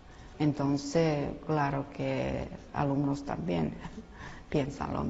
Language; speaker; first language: Spanish; non-native, fluent; Finnish